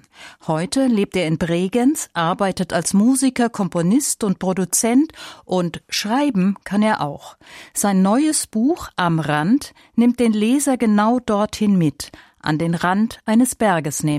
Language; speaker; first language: German; native; German